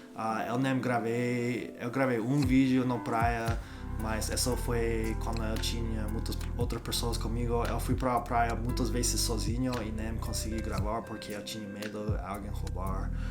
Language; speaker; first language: Portuguese; non-native, learner; English